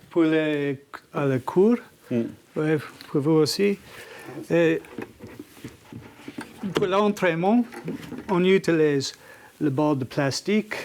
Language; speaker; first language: French; non-native, learner; English